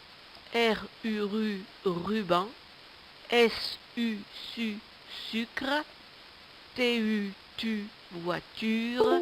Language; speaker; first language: French; native; French